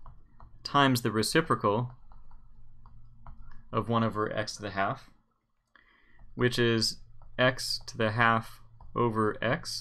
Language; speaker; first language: English; native; English